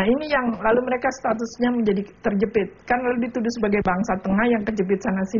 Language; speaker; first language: Indonesian; native; Indonesian